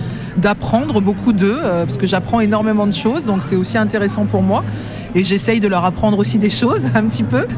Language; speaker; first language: French; native; French